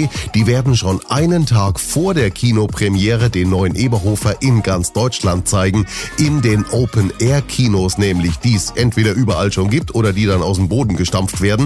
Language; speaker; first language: German; native; German